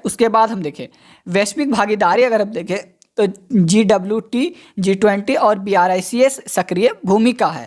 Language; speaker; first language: Hindi; native; Hindi